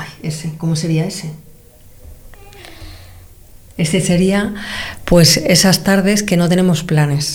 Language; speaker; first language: Spanish; native; Spanish